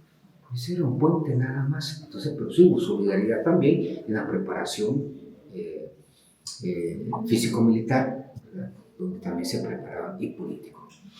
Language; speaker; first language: Spanish; native; Spanish